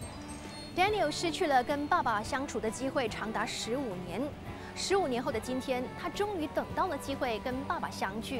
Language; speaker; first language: Chinese; native; Chinese